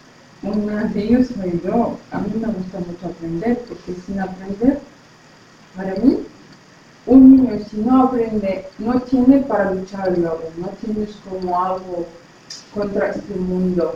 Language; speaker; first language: Spanish; non-native, fluent; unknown